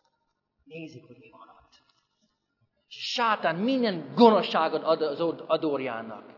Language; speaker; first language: Hungarian; non-native, fluent; English